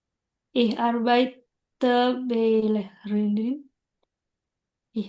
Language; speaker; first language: German; non-native, learner; Indonesian